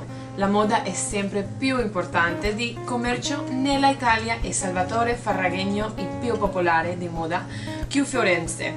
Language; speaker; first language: Italian; non-native, learner; English